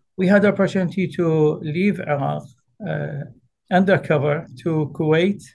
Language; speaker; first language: English; early bilingual, other home language; Arabic